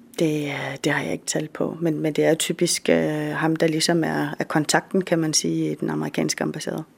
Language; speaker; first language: Danish; native; Danish